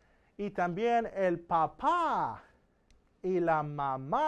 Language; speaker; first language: Spanish; non-native, fluent; English